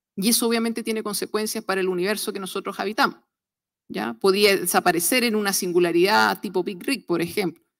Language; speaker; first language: Spanish; native; Spanish